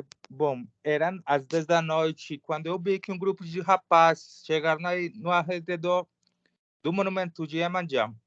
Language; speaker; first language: Portuguese; non-native, learner; Spanish